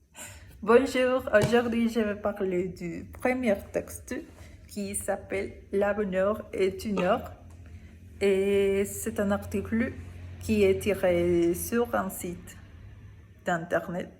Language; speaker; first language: French; non-native, learner; Spanish